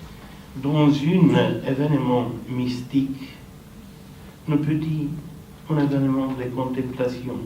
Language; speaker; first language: French; non-native, fluent; Romanian